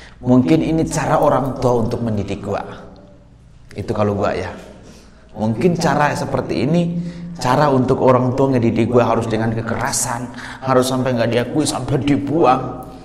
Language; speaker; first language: Indonesian; native; Indonesian